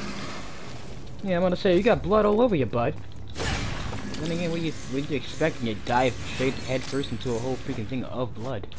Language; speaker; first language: English; native; English